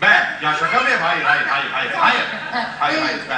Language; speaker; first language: Turkish; native; Turkish